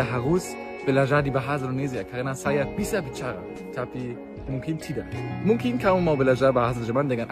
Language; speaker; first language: Indonesian; non-native, learner; German